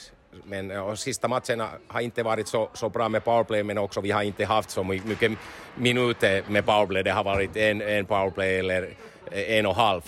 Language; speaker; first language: Swedish; non-native, learner; Finnish